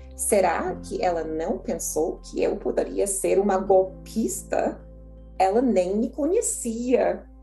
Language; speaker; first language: Portuguese; non-native, fluent; English